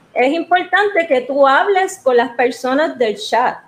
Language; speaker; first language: Spanish; native; Spanish